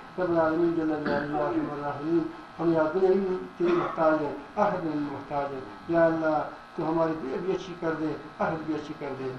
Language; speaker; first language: Urdu; non-native, local second language; Pashto